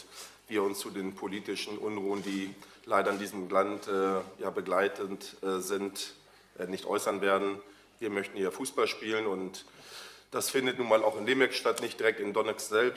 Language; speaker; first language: German; native; German